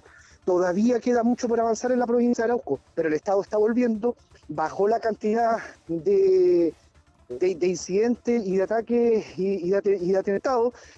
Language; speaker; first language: Spanish; native; Spanish